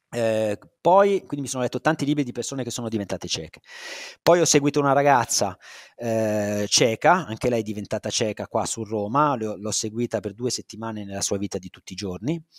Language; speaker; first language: Italian; native; Italian